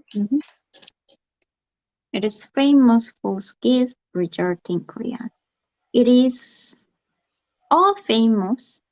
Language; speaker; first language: English; non-native, learner; Korean